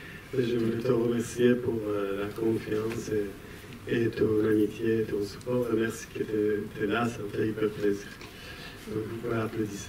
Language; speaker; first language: French; non-native, fluent; Persian